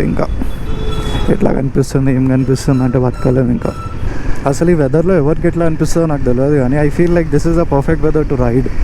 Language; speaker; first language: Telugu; non-native, local second language; Hindi